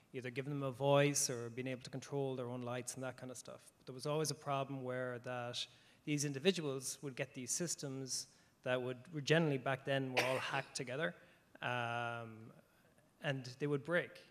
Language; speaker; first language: English; native; English